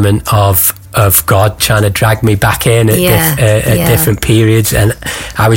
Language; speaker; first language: English; native; English